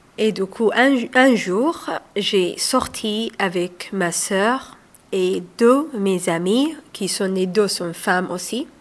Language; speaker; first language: French; non-native, learner; Somali